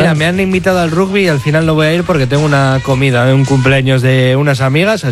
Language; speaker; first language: Spanish; native; Spanish